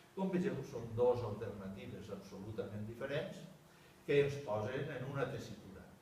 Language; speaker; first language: Catalan; native; Catalan